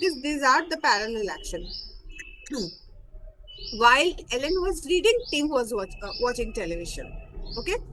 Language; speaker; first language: English; non-native, fluent; Hindi